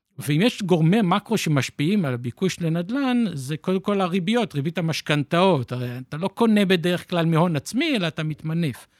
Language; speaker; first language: Hebrew; native; Hebrew